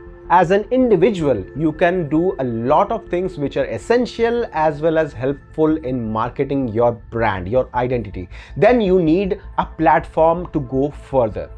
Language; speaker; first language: English; non-native, local second language; Hindi